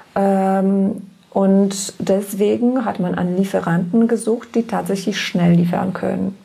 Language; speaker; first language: German; non-native, fluent; Polish